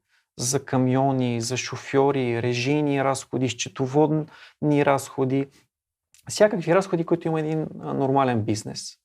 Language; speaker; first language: Bulgarian; native; Bulgarian